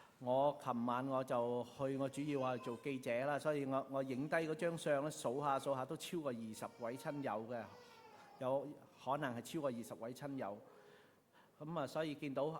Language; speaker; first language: Cantonese; native; Cantonese